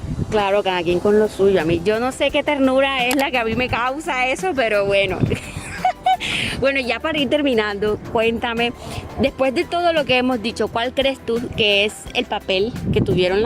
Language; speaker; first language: Spanish; native; Spanish